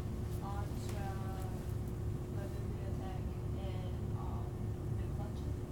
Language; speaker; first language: French; non-native, learner; English